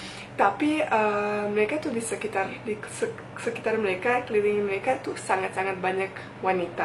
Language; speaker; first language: Indonesian; non-native, fluent; Bosnian